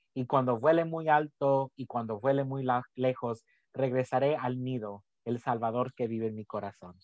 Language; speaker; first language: Spanish; early bilingual, heritage; Spanish